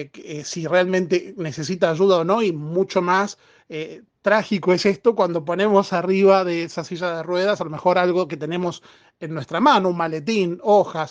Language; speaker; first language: Spanish; native; Spanish